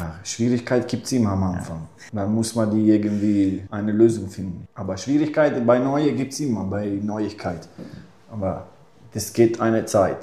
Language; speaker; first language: German; non-native, fluent; Italian